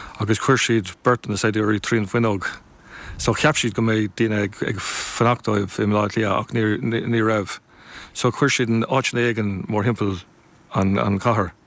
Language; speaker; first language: Irish; non-native, local second language; English